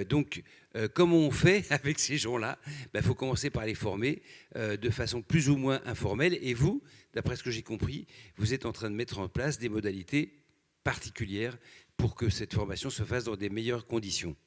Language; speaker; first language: French; native; French